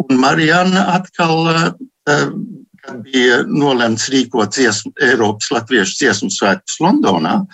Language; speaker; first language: Latvian; early bilingual, heritage; Latvian